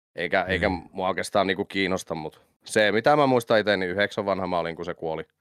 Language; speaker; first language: Finnish; native; Finnish